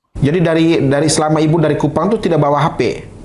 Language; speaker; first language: Indonesian; native; Indonesian